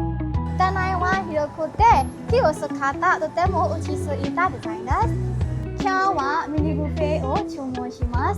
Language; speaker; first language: Japanese; non-native, learner; Burmese